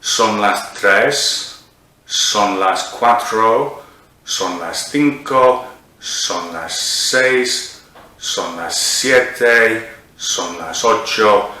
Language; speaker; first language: Spanish; non-native, learner; English